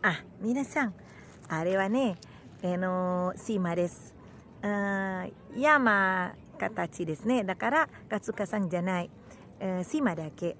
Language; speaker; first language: Japanese; non-native, learner; Indonesian